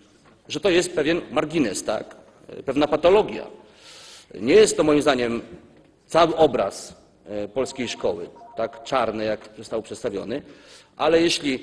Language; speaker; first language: Polish; native; Polish